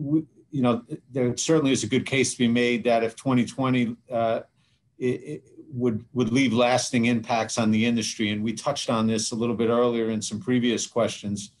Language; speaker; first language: English; native; English